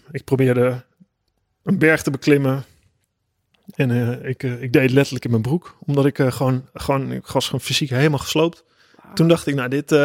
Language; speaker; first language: Dutch; native; Dutch